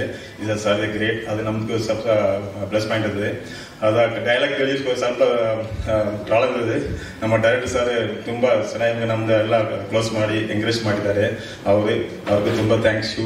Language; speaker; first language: Kannada; non-native, learner; Tamil